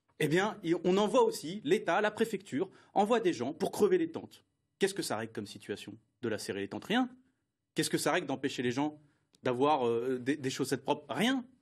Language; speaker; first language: French; native; French